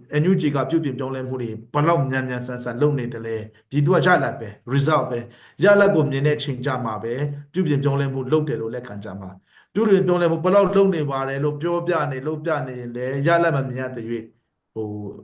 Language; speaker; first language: Burmese; non-native, local second language; Hakha Chin